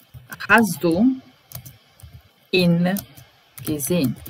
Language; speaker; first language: German; non-native, fluent; Italian